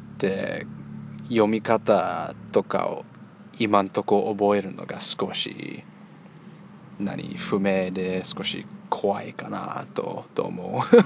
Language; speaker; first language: Japanese; early bilingual, heritage; Japanese